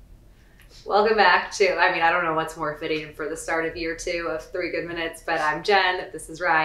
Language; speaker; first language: English; native; English